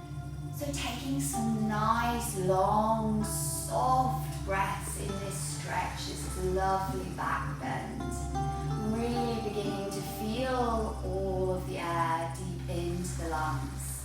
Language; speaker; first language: English; native; English